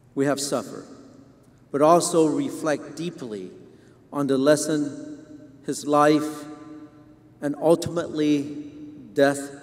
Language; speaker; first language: English; non-native, fluent; Vietnamese